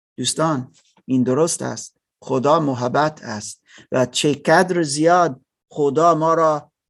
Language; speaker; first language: Persian; non-native, learner; German